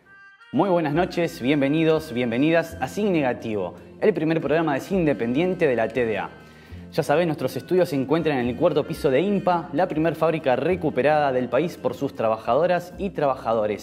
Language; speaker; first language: Spanish; native; Spanish